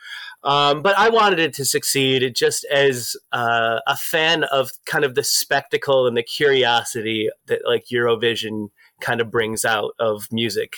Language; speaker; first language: English; native; English